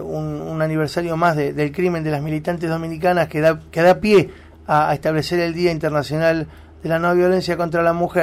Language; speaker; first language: Spanish; native; Spanish